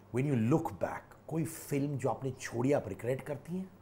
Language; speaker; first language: Hindi; native; Hindi